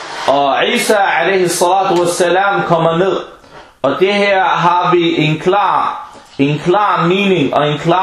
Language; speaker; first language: Danish; non-native, fluent; Arabic